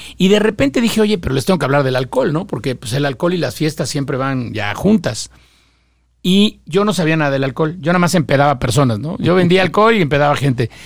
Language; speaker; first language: Spanish; native; Spanish